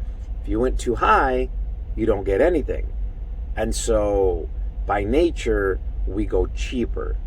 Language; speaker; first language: English; native; English